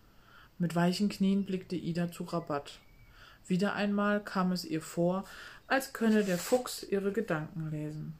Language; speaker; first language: German; native; German